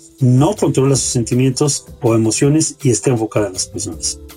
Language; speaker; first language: Spanish; native; Spanish